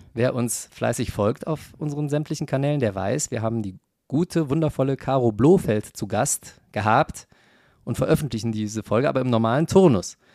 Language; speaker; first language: German; native; German